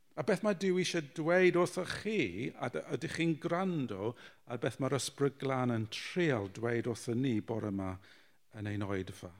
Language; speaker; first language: Welsh; non-native, local second language; English